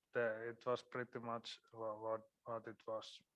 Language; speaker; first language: English; non-native, fluent; Finnish